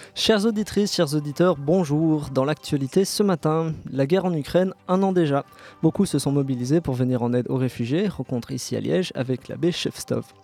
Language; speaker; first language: French; native; French